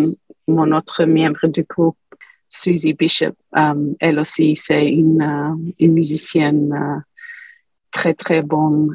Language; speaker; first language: French; non-native, fluent; English